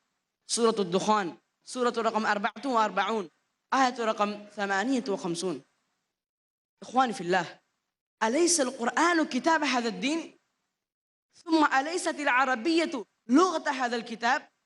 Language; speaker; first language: Arabic; non-native, learner; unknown